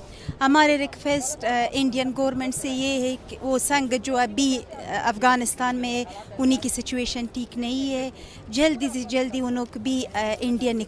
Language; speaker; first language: Hindi; non-native, fluent; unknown